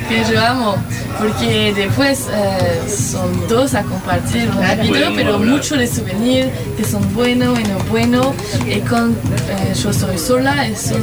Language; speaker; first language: Spanish; non-native, learner; French